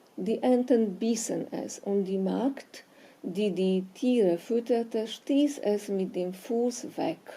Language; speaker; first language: German; non-native, fluent; Polish